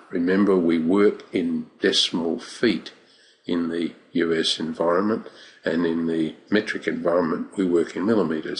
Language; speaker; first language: English; native; English